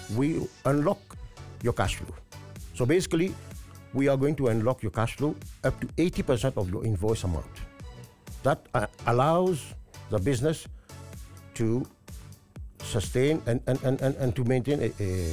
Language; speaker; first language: English; non-native, local second language; Morisyen